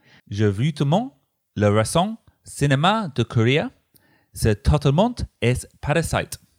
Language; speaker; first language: French; non-native, learner; English